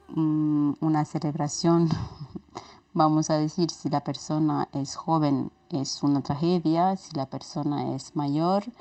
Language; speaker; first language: Spanish; non-native, fluent; Romanian